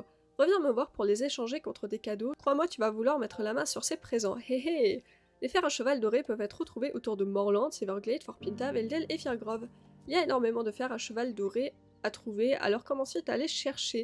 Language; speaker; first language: French; native; French